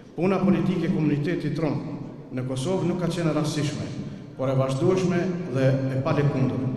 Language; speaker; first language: Albanian; non-native, local second language; Romany